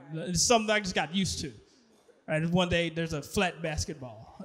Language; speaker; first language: English; native; English